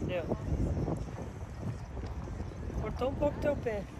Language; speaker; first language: Portuguese; native; Portuguese